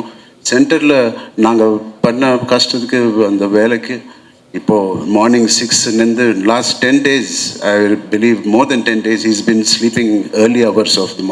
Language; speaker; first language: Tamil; non-native, learner; Telugu